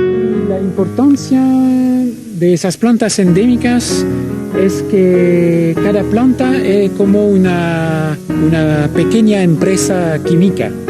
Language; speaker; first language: Spanish; non-native, fluent; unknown